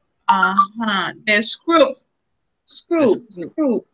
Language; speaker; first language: English; non-native, learner; Spanish